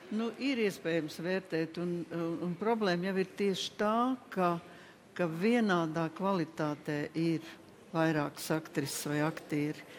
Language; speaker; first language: Latvian; native; Latvian